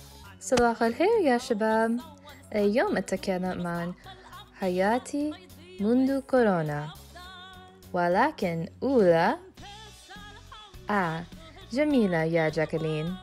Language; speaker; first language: Arabic; non-native, learner; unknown